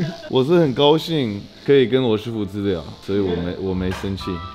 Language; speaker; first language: Chinese; early bilingual, heritage; Chinese